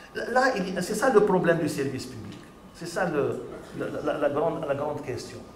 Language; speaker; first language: French; non-native, local second language; Arabic